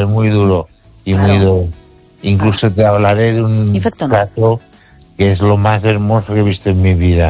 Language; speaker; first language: Spanish; native; Spanish